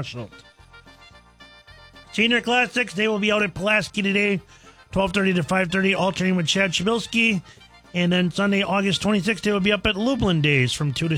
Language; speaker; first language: English; native; English